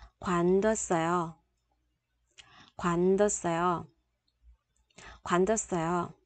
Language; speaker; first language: Korean; non-native, fluent; Vietnamese